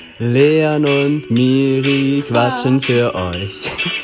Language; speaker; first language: German; native; German